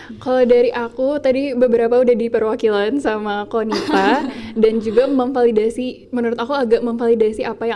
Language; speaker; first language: Indonesian; native; Indonesian